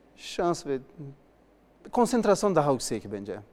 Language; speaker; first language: Turkish; non-native, learner; Portuguese